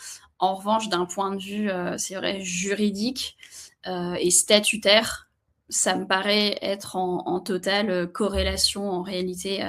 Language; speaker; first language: French; native; French